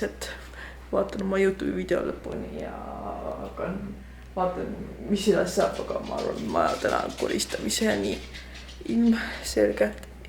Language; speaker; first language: Estonian; native; Estonian